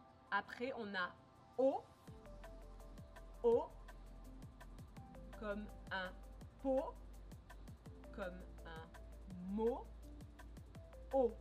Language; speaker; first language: French; native; French